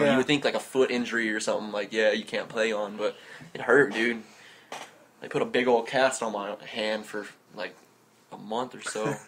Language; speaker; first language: English; native; English